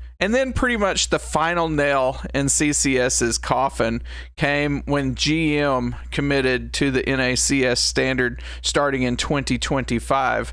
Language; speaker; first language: English; native; English